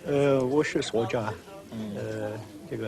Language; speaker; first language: Chinese; non-native, learner; English